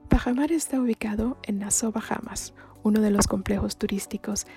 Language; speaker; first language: Spanish; native; Spanish